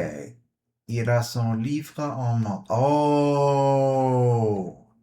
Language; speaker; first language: French; non-native, learner; English